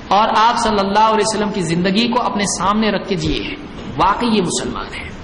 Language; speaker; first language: Urdu; native; Urdu